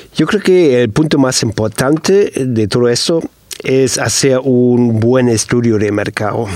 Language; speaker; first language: Spanish; non-native, fluent; German